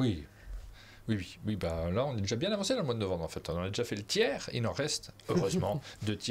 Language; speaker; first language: French; native; French